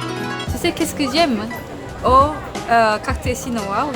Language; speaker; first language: French; non-native, learner; Japanese